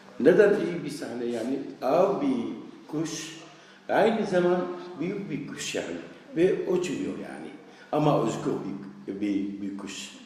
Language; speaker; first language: Turkish; non-native, learner; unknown